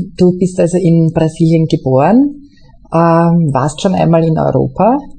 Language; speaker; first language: German; native; German